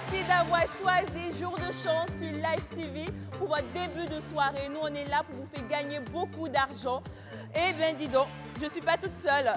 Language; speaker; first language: French; native; French